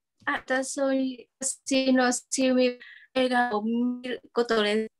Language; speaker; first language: Japanese; non-native, learner; Vietnamese